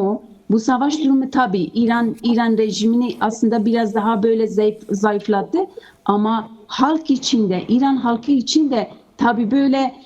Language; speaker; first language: Turkish; non-native, fluent; Kurdish